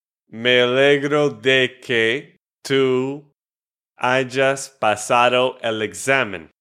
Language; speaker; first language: Spanish; non-native, learner; English